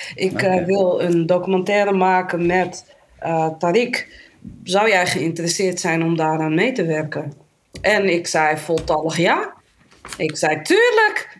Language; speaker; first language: Dutch; native; Dutch